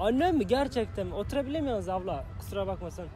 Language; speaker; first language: Turkish; native; Turkish